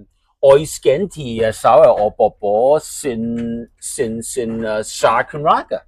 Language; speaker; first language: Welsh; non-native, learner; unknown